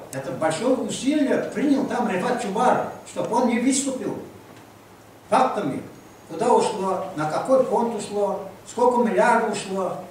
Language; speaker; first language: Russian; non-native, local second language; Crimean Tatar